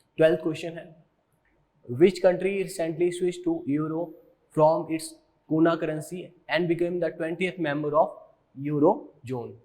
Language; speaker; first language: Hindi; native; Hindi